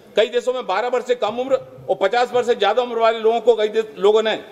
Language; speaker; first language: Hindi; native; Hindi